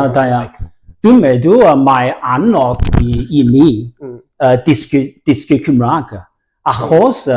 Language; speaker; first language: Welsh; non-native, learner; English